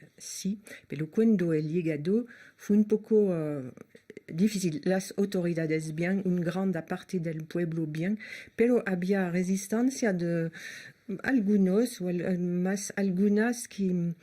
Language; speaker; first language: Spanish; non-native, fluent; French